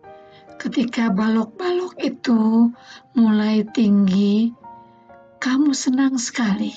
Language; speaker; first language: Indonesian; native; Indonesian